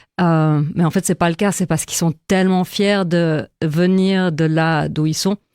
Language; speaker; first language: French; early bilingual, heritage; French